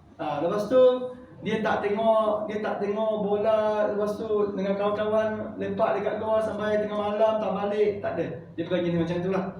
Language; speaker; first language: Malay; non-native, local second language; Chinese